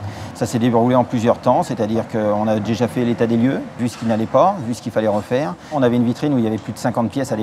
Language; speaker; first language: French; native; French